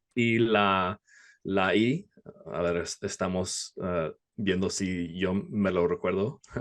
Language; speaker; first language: Spanish; non-native, fluent; English